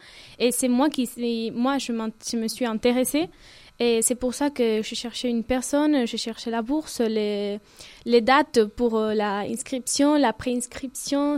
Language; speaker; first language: French; non-native, fluent; Spanish